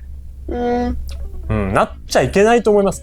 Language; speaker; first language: Japanese; native; Japanese